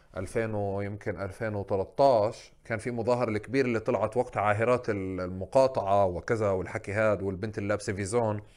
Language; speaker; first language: Arabic; native; Arabic